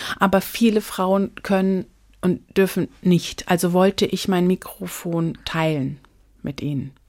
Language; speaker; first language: German; early bilingual, other home language; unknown